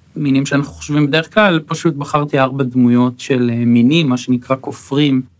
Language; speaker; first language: Hebrew; native; Hebrew